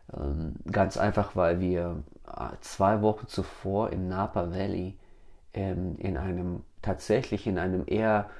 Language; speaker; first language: German; early bilingual, other home language; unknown